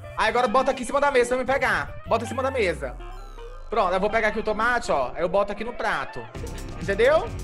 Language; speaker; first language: Portuguese; native; Portuguese